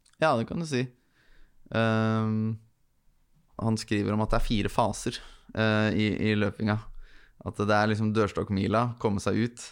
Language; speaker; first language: Norwegian; native; Norwegian